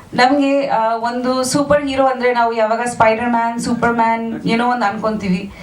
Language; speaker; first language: Kannada; non-native, fluent; Bangla